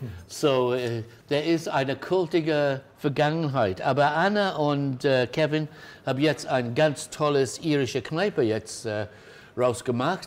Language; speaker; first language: German; non-native, learner; English